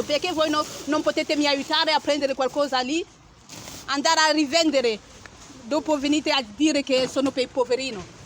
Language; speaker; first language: Italian; non-native, learner; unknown